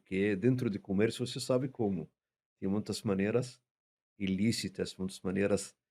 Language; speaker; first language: Portuguese; non-native, fluent; Arabic